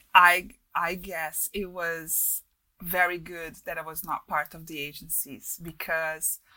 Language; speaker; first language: English; non-native, fluent; Portuguese